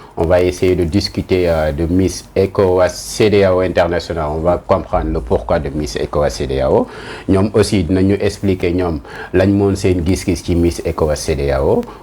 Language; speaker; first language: French; non-native, local second language; Wolof